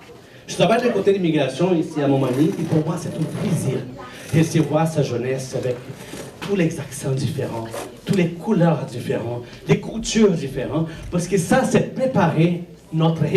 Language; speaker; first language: French; non-native, fluent; Portuguese